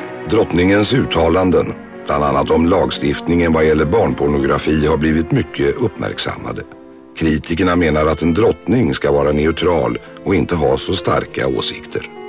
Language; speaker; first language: Swedish; native; Swedish